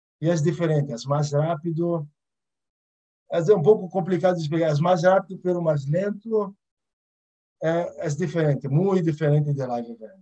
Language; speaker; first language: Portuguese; early bilingual, other home language; Arabic